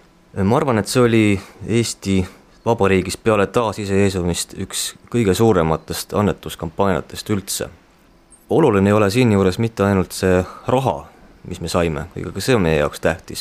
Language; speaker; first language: Estonian; native; Estonian